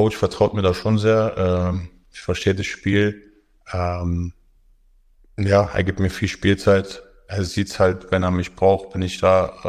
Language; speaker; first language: German; native; German